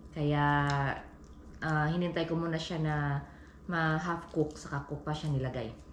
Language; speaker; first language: Filipino; non-native, local second language; Cebuano